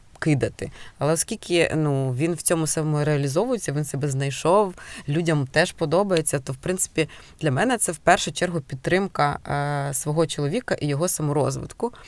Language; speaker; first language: Ukrainian; native; Ukrainian